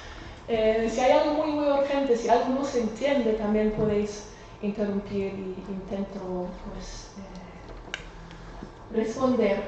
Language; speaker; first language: Spanish; non-native, fluent; German